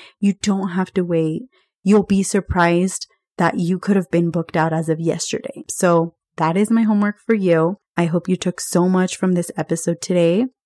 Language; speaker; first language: English; early bilingual, other home language; Spanish